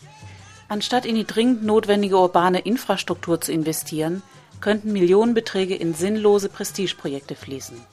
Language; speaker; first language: German; native; German